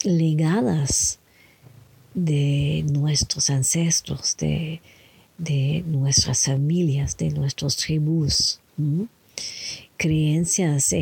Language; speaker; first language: Spanish; non-native, learner; English